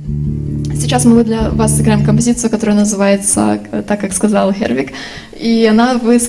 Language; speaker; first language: Russian; native; Russian